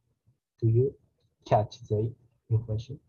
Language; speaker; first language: English; non-native, learner; Japanese